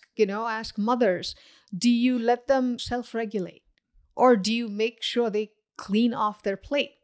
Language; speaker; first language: English; non-native, local second language; Tamil